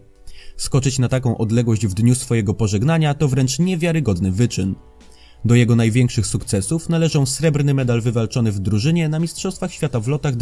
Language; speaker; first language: Polish; native; Polish